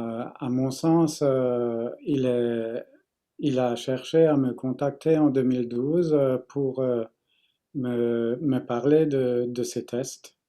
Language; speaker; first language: French; non-native, fluent; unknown